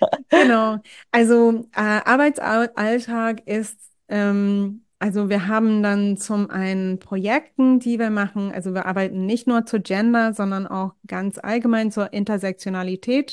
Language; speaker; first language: German; non-native, fluent; English